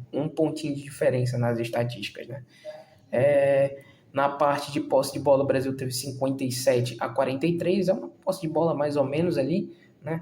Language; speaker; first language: Portuguese; native; Portuguese